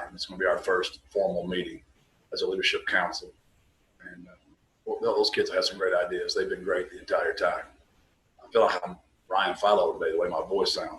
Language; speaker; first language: English; native; English